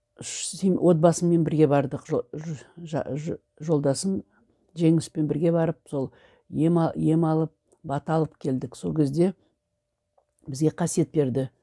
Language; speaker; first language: Kazakh; native; Kazakh